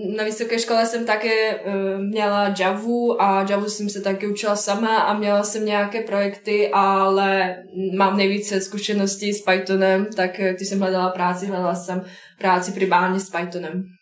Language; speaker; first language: Czech; non-native, fluent; Bosnian